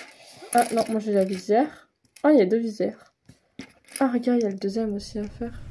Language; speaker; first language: French; native; French